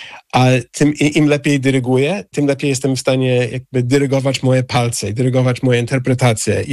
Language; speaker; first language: Polish; non-native, fluent; English